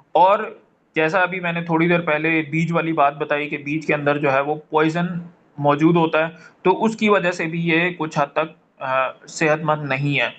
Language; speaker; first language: Urdu; non-native, local second language; Punjabi